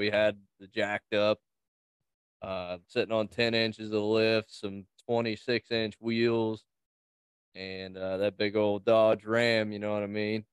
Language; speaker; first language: English; native; English